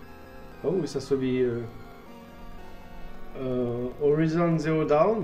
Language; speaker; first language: German; non-native, learner; French